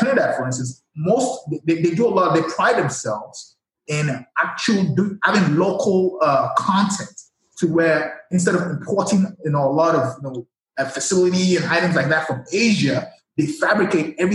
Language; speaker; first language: English; non-native, local second language; Yoruba